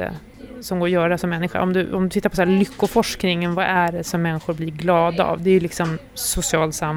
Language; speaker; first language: Swedish; native; Swedish